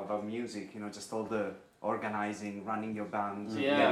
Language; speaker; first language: English; non-native, fluent; Italian